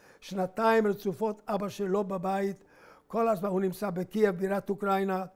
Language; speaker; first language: Hebrew; non-native, fluent; Hungarian